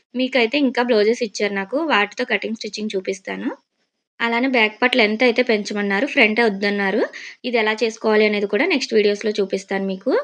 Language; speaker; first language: Telugu; native; Telugu